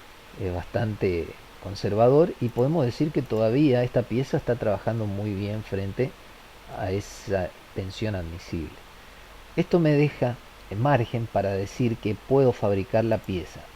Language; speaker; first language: Spanish; native; Spanish